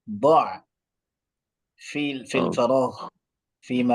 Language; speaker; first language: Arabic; non-native, fluent; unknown